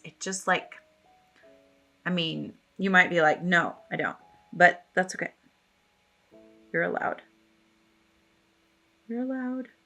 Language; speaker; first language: English; native; English